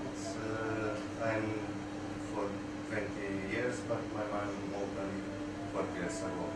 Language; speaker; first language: English; non-native, learner; Croatian